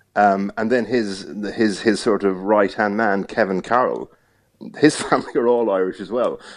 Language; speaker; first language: English; native; English